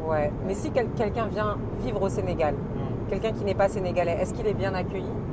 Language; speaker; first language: French; native; French